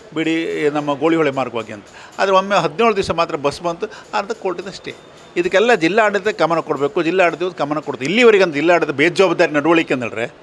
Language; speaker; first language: Kannada; native; Kannada